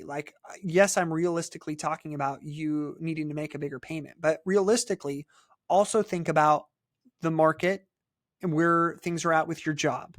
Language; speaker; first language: English; native; English